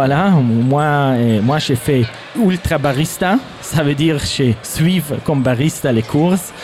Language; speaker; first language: French; non-native, fluent; German